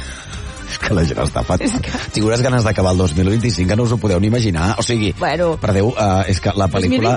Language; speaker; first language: Catalan; native; Catalan